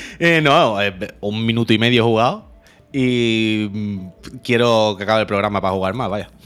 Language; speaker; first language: Spanish; native; Spanish